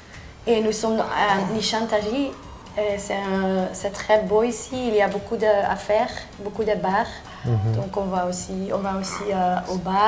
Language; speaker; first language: French; non-native, local second language; Dutch